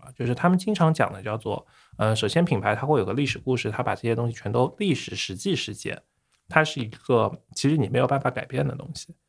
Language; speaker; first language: Chinese; native; Chinese